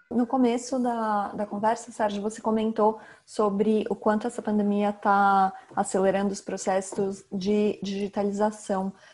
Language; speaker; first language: Portuguese; native; Portuguese